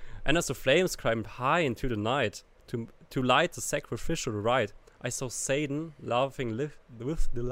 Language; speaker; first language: English; non-native, fluent; German